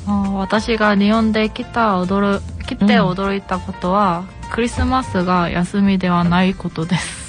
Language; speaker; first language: Japanese; non-native, learner; Korean